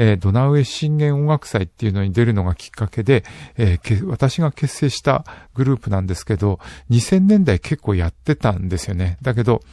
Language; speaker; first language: Japanese; native; Japanese